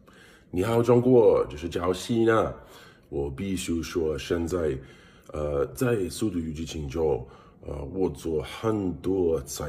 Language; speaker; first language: Chinese; non-native, learner; English